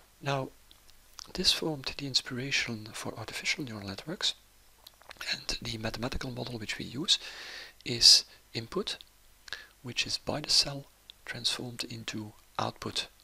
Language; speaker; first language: English; non-native, fluent; Dutch